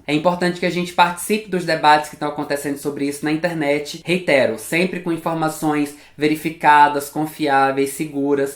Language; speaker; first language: Portuguese; native; Portuguese